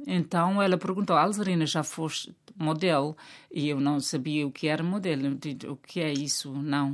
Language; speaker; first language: Portuguese; non-native, local second language; Kabuverdianu